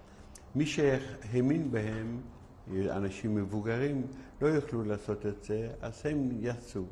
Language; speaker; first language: Hebrew; non-native, fluent; Yiddish